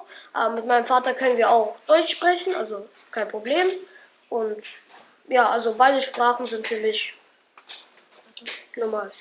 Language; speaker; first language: German; early bilingual, other home language; Russian